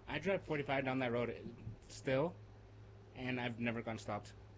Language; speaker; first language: English; early bilingual, other home language; Spanish